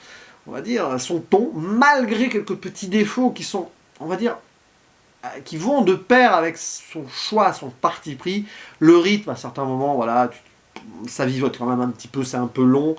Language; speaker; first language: French; native; French